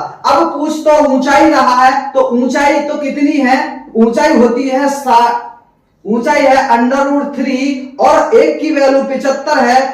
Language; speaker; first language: Hindi; native; Hindi